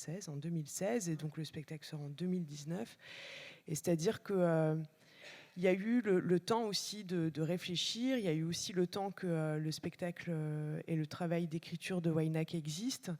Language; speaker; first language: French; native; French